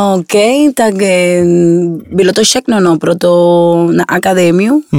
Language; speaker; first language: Czech; non-native, learner; Spanish